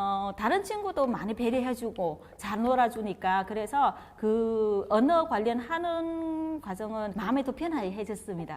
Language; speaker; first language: Korean; non-native, learner; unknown